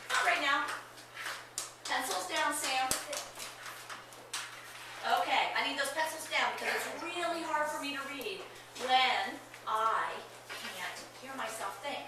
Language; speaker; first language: English; native; English